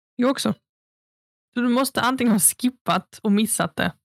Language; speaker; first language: Swedish; early bilingual, other home language; Arabic